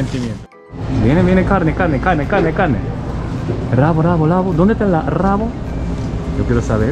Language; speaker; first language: Spanish; non-native, learner; Japanese